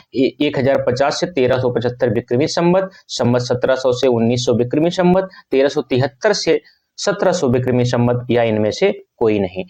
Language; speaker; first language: Hindi; native; Hindi